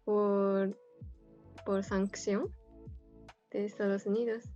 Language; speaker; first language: Spanish; non-native, fluent; Japanese